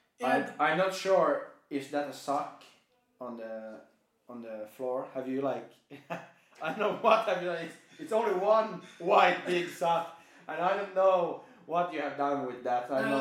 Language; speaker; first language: English; non-native, fluent; Finnish